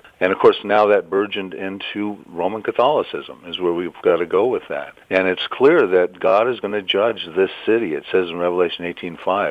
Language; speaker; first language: English; native; English